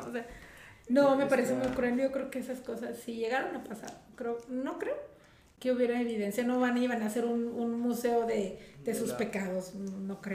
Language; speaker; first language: Spanish; native; Spanish